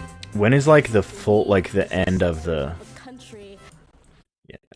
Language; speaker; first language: English; native; English